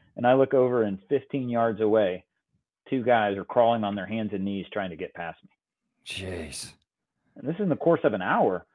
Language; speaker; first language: English; native; English